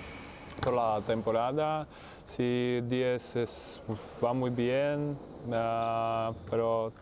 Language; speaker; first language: Spanish; non-native, learner; Czech